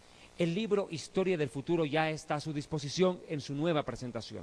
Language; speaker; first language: Spanish; native; Spanish